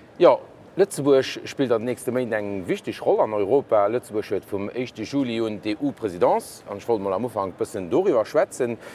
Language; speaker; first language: Luxembourgish; native; Luxembourgish